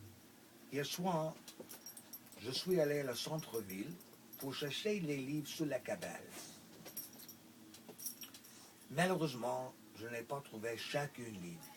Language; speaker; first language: French; non-native, local second language; English